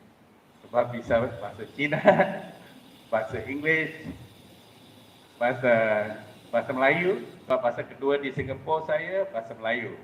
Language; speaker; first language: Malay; non-native, local second language; Min Nan Chinese